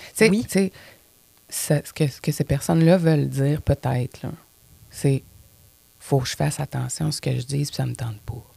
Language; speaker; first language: French; native; French